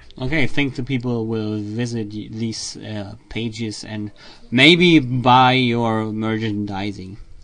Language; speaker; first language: English; non-native, learner; German